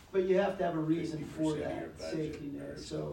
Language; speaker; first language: English; native; English